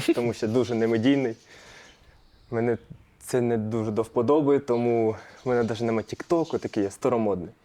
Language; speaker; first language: Ukrainian; non-native, local second language; Russian